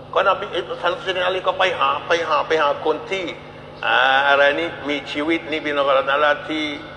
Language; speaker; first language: Thai; non-native, local second language; Malay